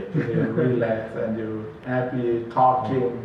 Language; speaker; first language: English; non-native, learner; Thai